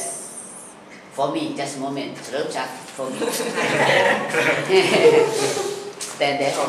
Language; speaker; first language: English; non-native, learner; Thai